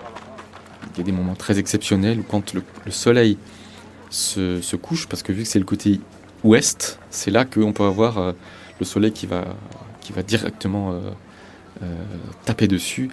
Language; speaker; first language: French; native; French